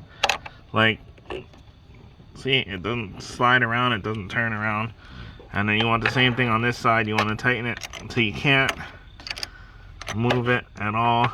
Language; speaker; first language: English; native; English